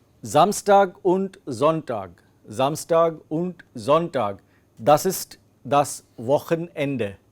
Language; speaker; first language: German; non-native, fluent; English